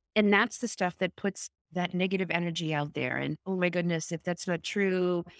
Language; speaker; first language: English; native; English